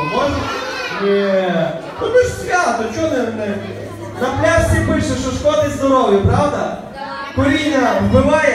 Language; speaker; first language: Ukrainian; native; Ukrainian